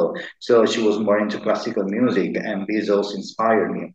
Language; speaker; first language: English; non-native, fluent; Italian